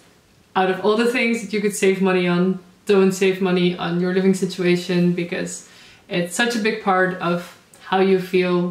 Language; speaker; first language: English; non-native, fluent; Dutch